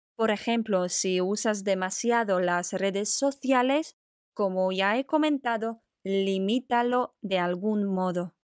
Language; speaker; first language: Spanish; non-native, fluent; Polish